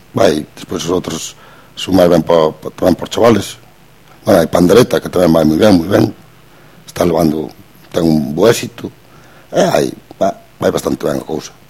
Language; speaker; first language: Galician; native; Galician